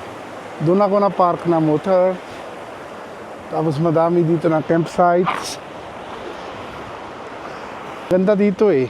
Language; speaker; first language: Filipino; non-native, learner; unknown